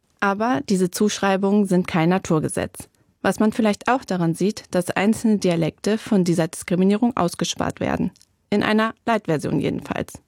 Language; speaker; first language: German; native; German